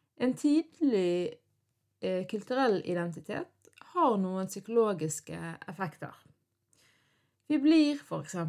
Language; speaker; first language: Norwegian; early bilingual, other home language; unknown